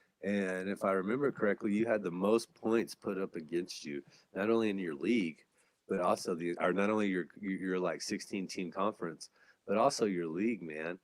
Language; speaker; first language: English; native; English